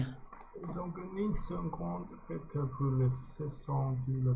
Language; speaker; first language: French; non-native, learner; English